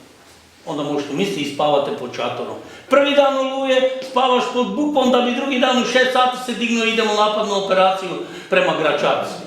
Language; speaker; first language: Croatian; native; Croatian